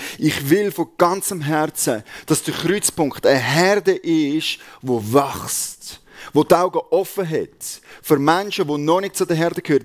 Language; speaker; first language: German; native; German